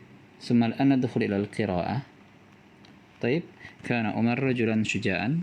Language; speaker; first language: Arabic; non-native, fluent; Indonesian